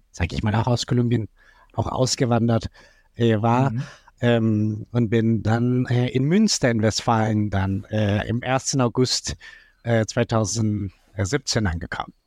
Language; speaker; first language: German; non-native, fluent; Spanish